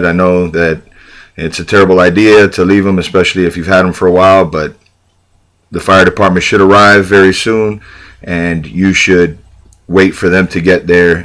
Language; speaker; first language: English; native; English